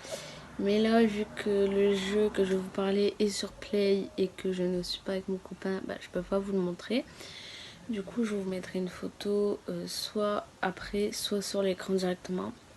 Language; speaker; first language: French; native; French